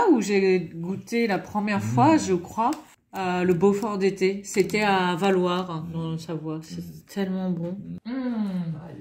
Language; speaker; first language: French; non-native, fluent; Japanese